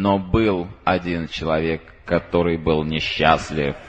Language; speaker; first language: Russian; native; Russian